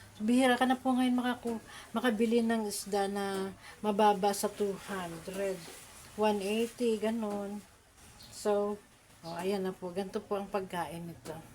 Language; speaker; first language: Filipino; native; Filipino